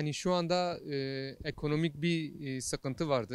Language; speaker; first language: Turkish; non-native, local second language; Kurdish